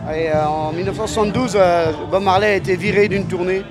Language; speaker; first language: French; native; French